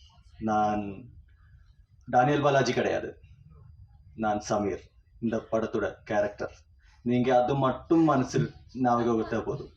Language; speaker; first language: Tamil; non-native, fluent; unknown